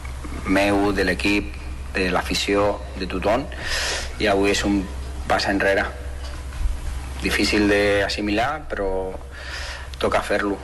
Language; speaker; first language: Catalan; non-native, fluent; Spanish